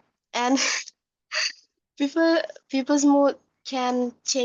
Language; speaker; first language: English; non-native, learner; Indonesian